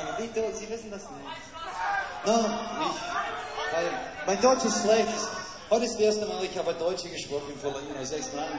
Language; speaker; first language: German; non-native, learner; English